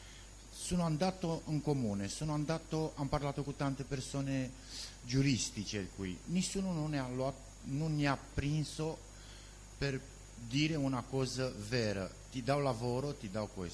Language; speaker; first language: Italian; non-native, learner; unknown